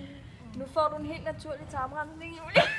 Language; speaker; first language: Danish; native; Danish